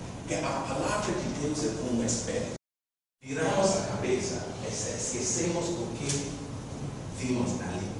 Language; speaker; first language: Portuguese; non-native, fluent; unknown